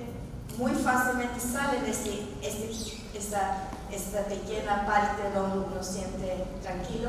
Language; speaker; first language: Spanish; non-native, fluent; Norwegian